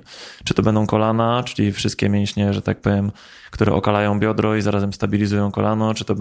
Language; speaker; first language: Polish; native; Polish